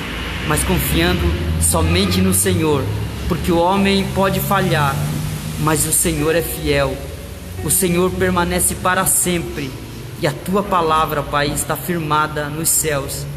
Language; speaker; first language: Portuguese; native; Portuguese